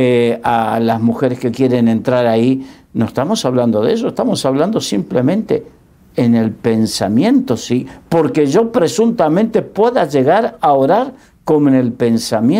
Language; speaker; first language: Spanish; native; Spanish